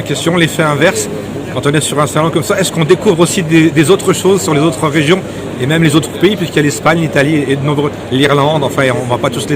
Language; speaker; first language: French; native; French